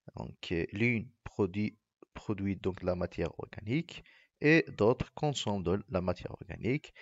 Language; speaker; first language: French; non-native, local second language; Arabic